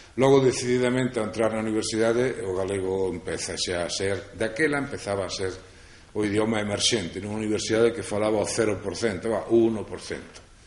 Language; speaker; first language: Galician; non-native, local second language; Spanish